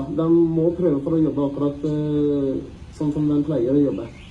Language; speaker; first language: Norwegian; non-native, fluent; Urdu